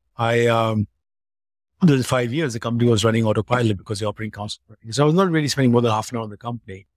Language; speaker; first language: English; non-native, local second language; Hindi